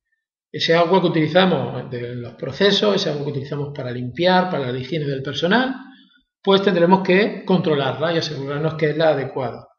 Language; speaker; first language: Spanish; native; Spanish